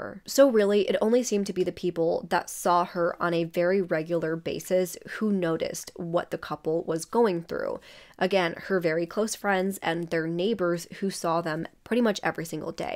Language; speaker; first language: English; native; English